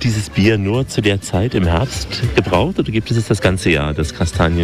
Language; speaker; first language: German; native; German